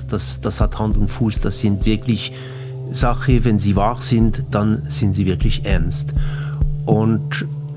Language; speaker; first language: German; non-native, local second language; French